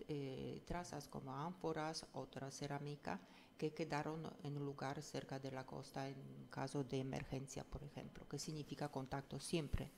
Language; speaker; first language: Spanish; non-native, fluent; Polish